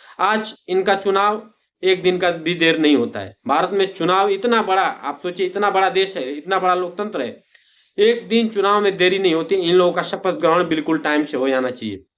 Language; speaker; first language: Hindi; native; Hindi